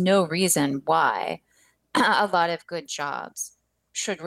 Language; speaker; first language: English; native; English